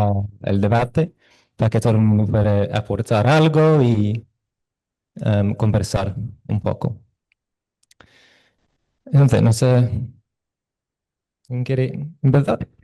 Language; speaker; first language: Spanish; non-native, fluent; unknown